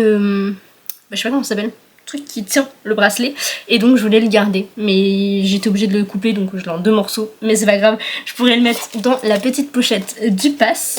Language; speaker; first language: French; native; French